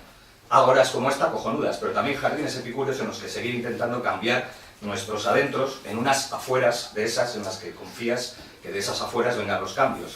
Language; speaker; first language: Spanish; native; Spanish